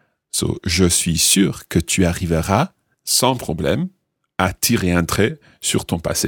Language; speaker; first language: French; non-native, fluent; English